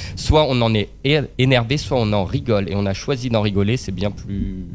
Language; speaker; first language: French; native; French